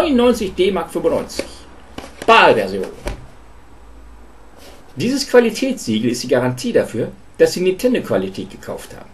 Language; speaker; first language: German; native; German